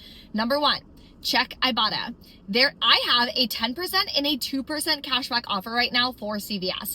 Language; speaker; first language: English; native; English